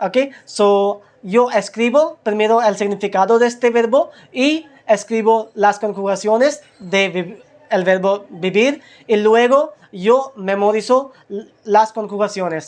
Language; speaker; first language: Spanish; non-native, learner; Hindi